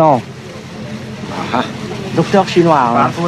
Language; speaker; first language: French; non-native, local second language; Vietnamese